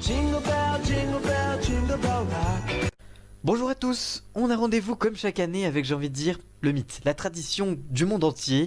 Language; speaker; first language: French; native; French